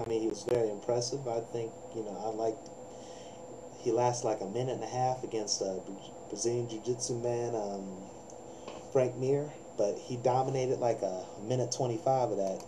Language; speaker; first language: English; native; English